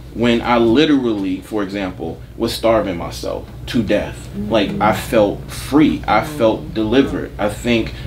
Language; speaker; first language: English; native; English